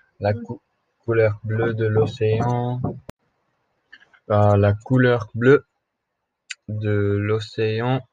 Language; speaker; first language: French; non-native, learner; English